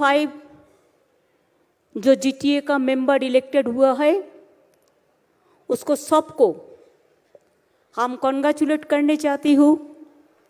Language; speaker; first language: Hindi; non-native, local second language; Bangla